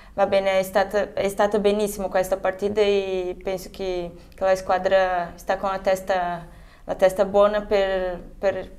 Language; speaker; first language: Italian; non-native, fluent; Portuguese